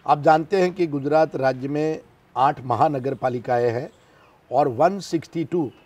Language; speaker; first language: Hindi; non-native, local second language; Gujarati